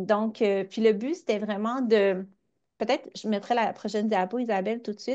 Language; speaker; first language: French; native; French